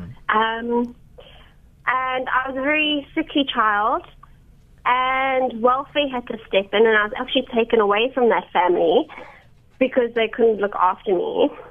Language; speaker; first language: English; native; English